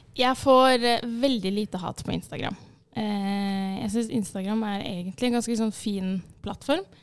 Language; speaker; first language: Norwegian; early bilingual, other home language; Arabic